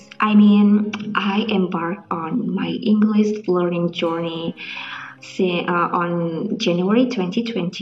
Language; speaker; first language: English; non-native, fluent; Indonesian